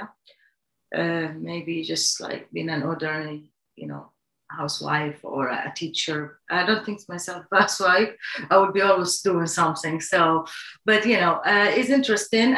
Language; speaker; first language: English; non-native, fluent; Arabic